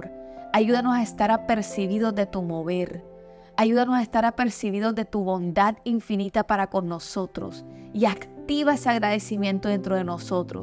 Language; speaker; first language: Spanish; native; Spanish